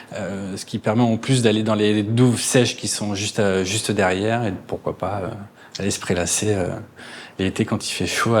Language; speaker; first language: French; native; French